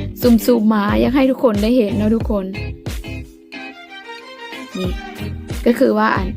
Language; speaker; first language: Thai; non-native, local second language; Lao